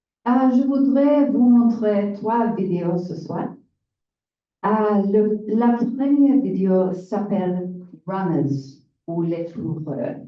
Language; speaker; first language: French; non-native, learner; English